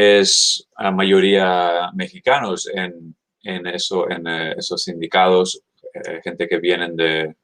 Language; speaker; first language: Spanish; non-native, fluent; English